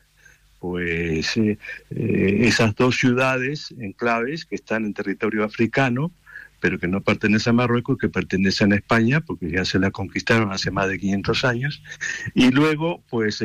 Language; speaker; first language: Spanish; native; Spanish